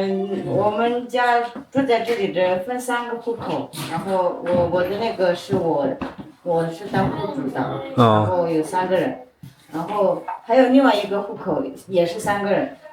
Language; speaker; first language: Chinese; non-native, local second language; Tibetan